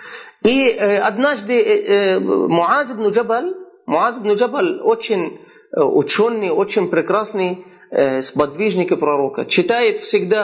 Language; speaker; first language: Russian; non-native, fluent; Arabic